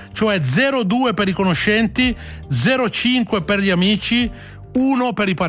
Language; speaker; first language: Italian; native; Italian